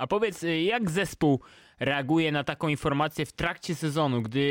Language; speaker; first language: Polish; native; Polish